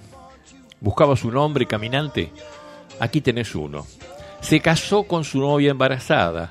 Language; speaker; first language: Spanish; native; Spanish